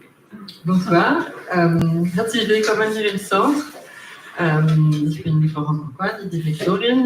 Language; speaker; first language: German; non-native, fluent; French